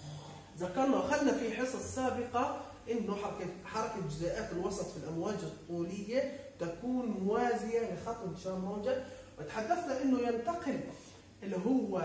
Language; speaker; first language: Arabic; native; Arabic